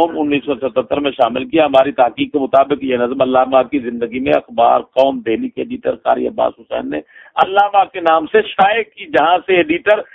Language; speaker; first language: Urdu; non-native, local second language; Punjabi